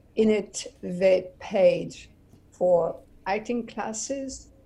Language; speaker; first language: English; non-native, fluent; French